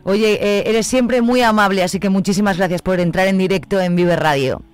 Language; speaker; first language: Spanish; native; Spanish